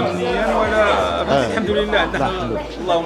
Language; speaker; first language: Arabic; native; Arabic